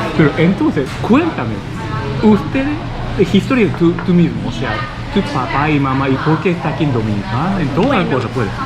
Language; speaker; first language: Spanish; non-native, learner; Japanese